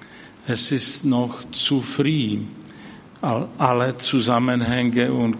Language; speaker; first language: German; non-native, fluent; Czech